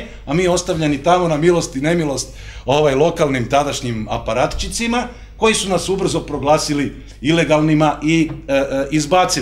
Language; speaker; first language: Croatian; native; Croatian